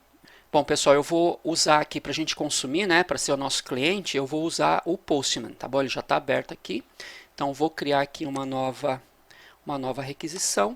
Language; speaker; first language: Portuguese; native; Portuguese